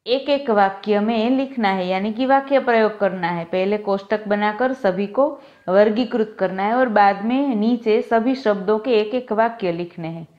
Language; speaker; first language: Hindi; non-native, local second language; Gujarati